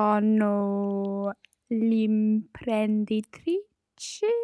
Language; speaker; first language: Italian; non-native, learner; English